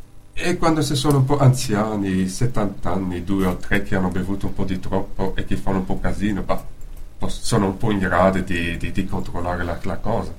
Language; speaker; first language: Italian; non-native, fluent; Dutch